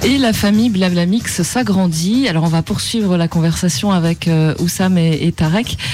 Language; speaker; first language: French; native; French